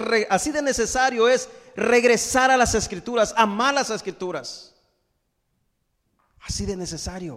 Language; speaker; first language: Spanish; native; Spanish